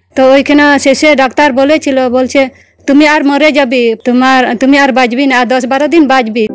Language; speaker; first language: Bangla; non-native, local second language; Santali